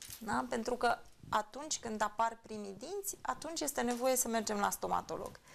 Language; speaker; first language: Romanian; native; Romanian